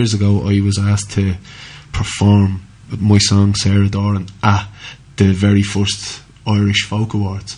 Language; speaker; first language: English; native; English